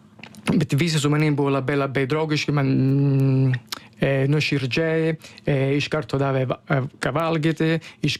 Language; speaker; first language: Lithuanian; non-native, learner; Italian